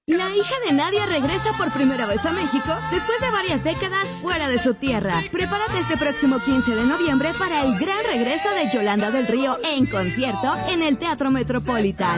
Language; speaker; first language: Spanish; native; Spanish